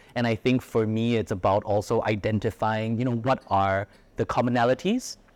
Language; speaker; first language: English; native; English